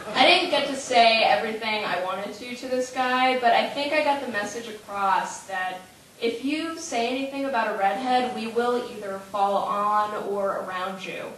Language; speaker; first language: English; native; English